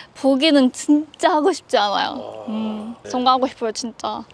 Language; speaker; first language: Korean; non-native, fluent; Japanese